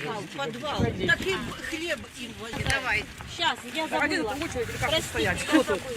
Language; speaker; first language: Russian; native; Russian